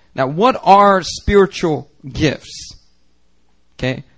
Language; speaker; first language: English; native; English